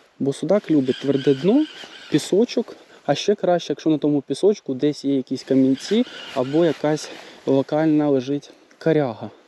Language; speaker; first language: Ukrainian; native; Ukrainian